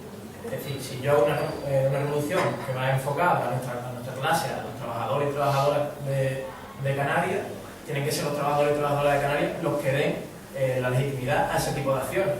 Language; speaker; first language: Spanish; native; Spanish